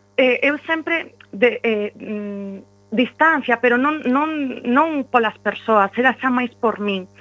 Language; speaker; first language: Galician; non-native, local second language; Spanish